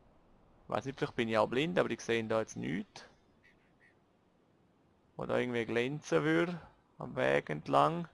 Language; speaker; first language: German; native; German